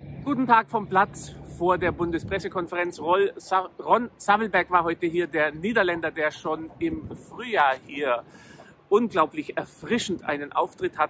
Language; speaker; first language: German; native; German